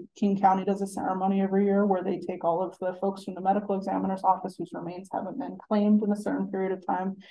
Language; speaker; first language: English; native; English